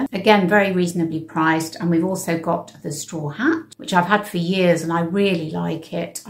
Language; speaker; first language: English; native; English